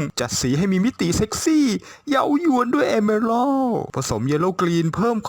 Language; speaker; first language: Thai; native; Thai